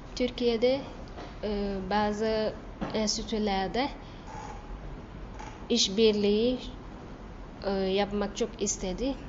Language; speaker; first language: Turkish; non-native, learner; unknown